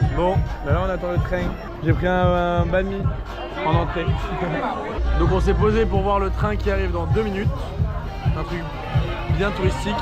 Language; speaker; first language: French; native; French